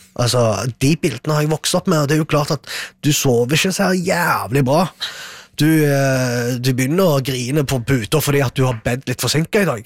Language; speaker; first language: Norwegian; early bilingual, other home language; Arabic